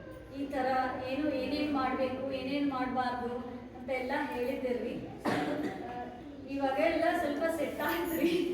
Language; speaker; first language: Kannada; non-native, learner; Telugu